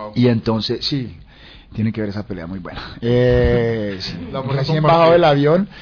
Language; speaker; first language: Spanish; native; Spanish